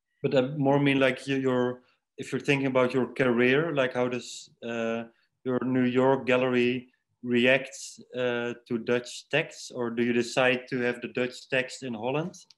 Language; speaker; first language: English; non-native, fluent; Dutch